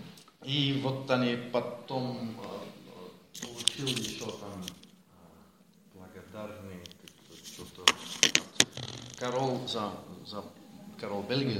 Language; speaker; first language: Russian; non-native, learner; Dutch